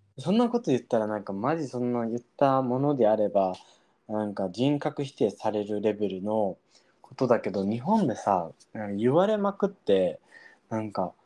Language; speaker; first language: Japanese; early bilingual, heritage; Japanese